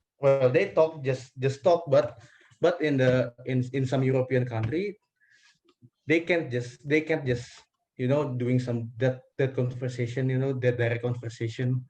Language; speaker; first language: English; non-native, learner; Indonesian